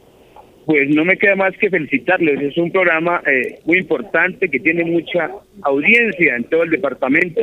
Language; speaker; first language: Spanish; native; Spanish